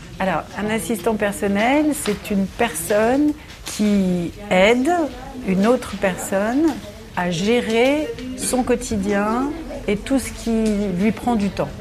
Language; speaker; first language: French; native; French